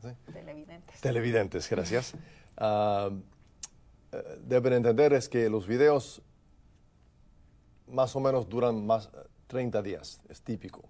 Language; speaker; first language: Spanish; non-native, fluent; English